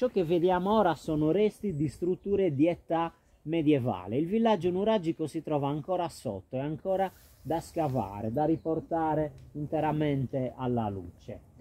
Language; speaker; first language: Italian; native; Italian